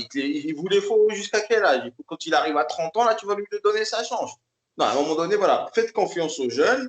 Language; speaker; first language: French; native; French